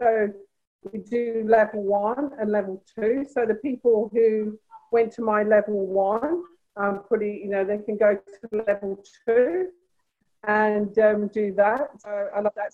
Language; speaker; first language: English; native; English